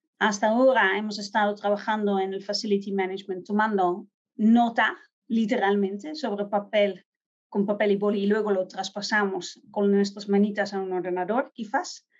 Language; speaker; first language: Spanish; non-native, fluent; Dutch